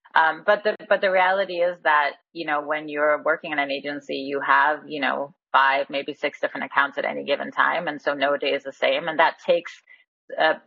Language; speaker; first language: English; non-native, fluent; Danish